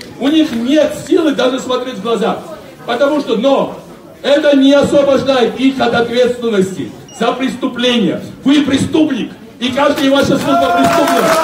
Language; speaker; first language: Russian; non-native, local second language; Georgian